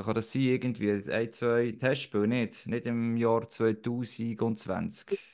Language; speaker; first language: German; native; German